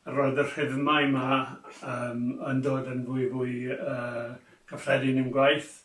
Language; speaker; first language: Welsh; native; Welsh